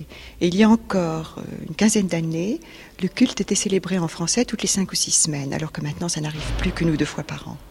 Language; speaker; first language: French; native; French